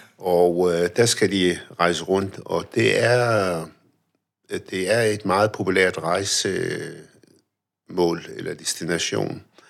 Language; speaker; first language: Danish; early bilingual, other home language; Arabic